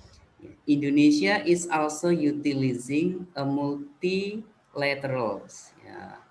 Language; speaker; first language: English; non-native, fluent; Indonesian